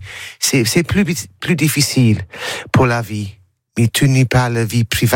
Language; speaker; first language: French; non-native, learner; English